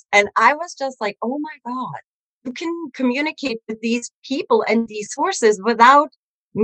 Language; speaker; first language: English; non-native, fluent; German